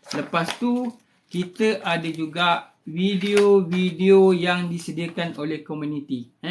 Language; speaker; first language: Malay; native; Malay